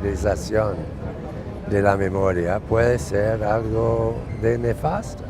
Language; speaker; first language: Spanish; non-native, fluent; English